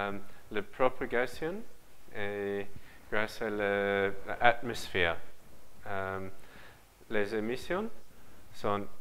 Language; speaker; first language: French; non-native, learner; English